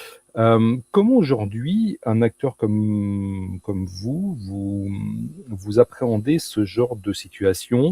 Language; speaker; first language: French; native; French